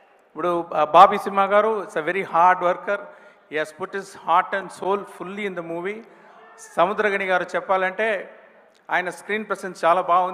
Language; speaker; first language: Telugu; non-native, fluent; Tamil